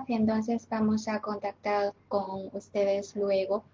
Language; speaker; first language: Spanish; non-native, learner; Chinese